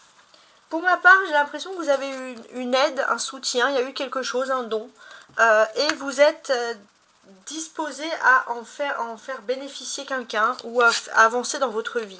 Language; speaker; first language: French; native; French